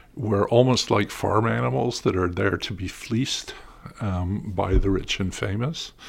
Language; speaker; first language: English; native; English